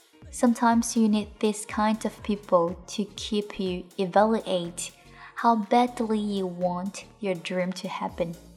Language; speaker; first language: English; non-native, fluent; Chinese